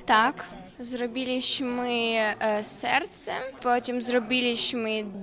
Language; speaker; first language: Polish; non-native, learner; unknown